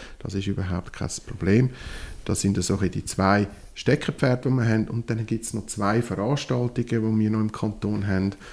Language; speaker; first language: German; non-native, local second language; French